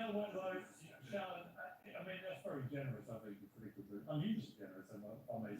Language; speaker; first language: English; native; English